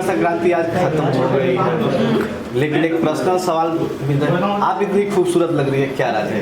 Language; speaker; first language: Hindi; native; Hindi